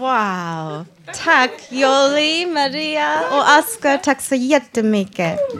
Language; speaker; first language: Swedish; non-native, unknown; English